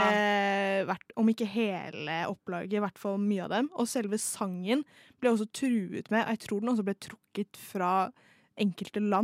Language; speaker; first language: Norwegian; native; Norwegian